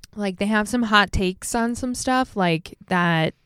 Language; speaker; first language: English; native; English